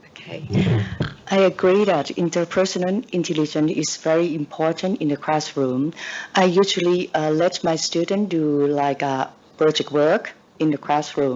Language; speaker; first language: English; non-native, learner; Thai